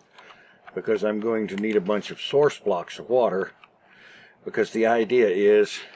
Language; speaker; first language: English; native; English